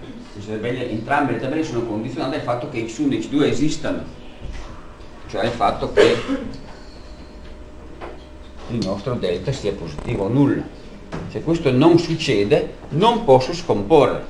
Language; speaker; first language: Italian; native; Italian